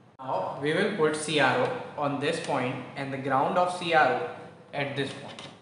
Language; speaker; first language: English; non-native, local second language; Hindi